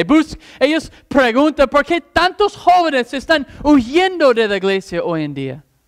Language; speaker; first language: Spanish; non-native, fluent; English